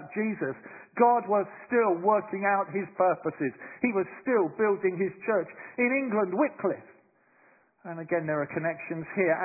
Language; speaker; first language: English; native; English